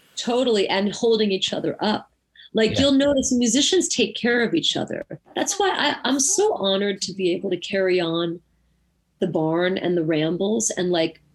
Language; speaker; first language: English; native; English